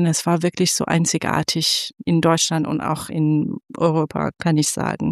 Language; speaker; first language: German; non-native, fluent; Persian